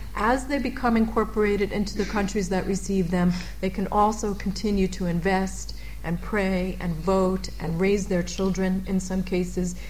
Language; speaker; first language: English; native; English